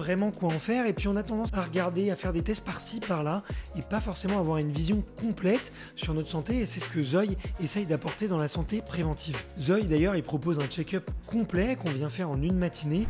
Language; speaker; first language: French; native; French